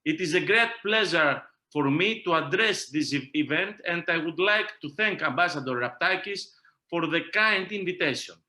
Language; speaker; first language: English; non-native, fluent; Greek